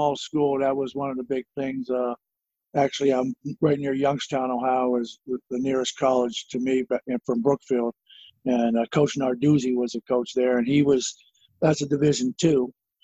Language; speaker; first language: English; native; English